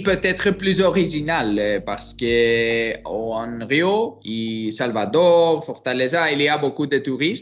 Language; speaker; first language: French; non-native, learner; Greek